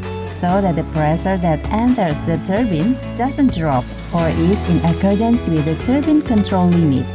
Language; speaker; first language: English; non-native, fluent; Indonesian